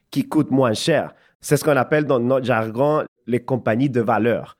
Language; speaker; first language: French; non-native, fluent; Spanish